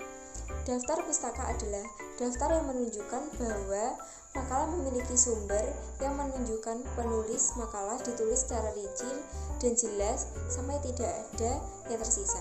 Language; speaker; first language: Indonesian; native; Indonesian